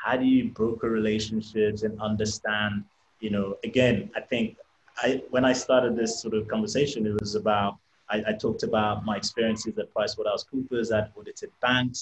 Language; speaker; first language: English; native; English